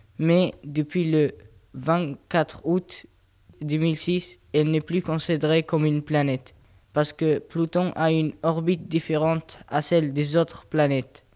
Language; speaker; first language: French; non-native, learner; Arabic